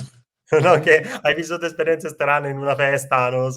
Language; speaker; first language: Italian; native; Italian